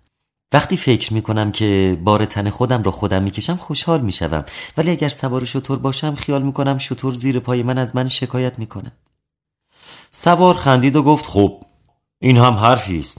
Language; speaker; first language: Persian; native; Persian